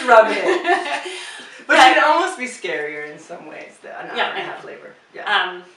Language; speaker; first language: English; native; English